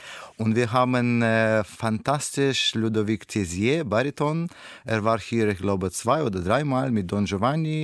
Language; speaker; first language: German; non-native, learner; Russian